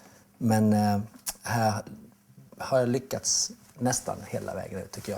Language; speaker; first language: Swedish; native; Swedish